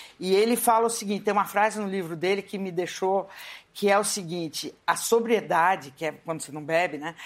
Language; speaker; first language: Portuguese; native; Portuguese